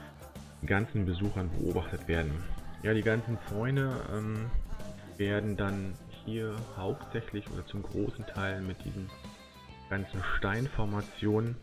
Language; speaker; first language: German; native; German